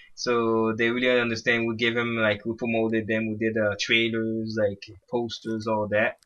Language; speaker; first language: English; early bilingual, other home language; Haitian Creole